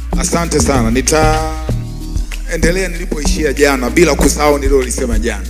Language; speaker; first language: Swahili; native; Swahili